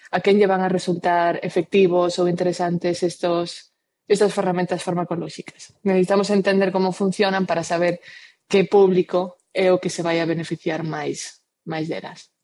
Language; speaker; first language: Galician; non-native, local second language; Spanish